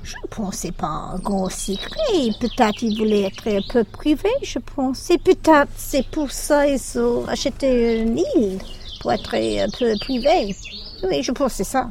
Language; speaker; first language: French; non-native, learner; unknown